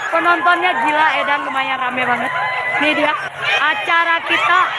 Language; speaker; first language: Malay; non-native, local second language; Minangkabau